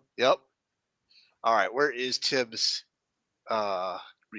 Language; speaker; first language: English; native; English